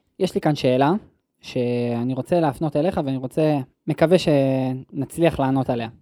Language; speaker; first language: Hebrew; native; Hebrew